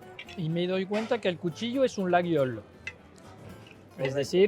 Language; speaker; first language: Spanish; non-native, fluent; French